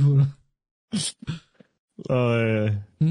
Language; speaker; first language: French; native; French